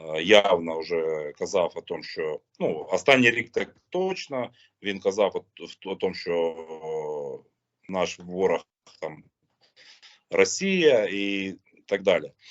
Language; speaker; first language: Ukrainian; non-native, local second language; Russian